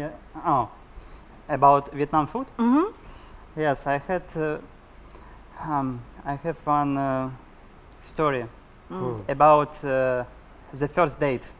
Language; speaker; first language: English; non-native, learner; Russian